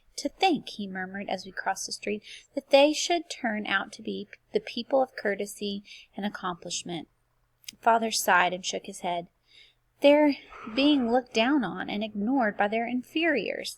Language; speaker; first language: English; native; English